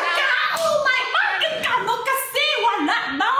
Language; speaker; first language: Filipino; non-native, learner; Chinese